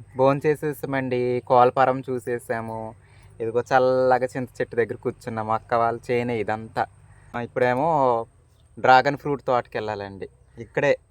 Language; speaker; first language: Telugu; native; Telugu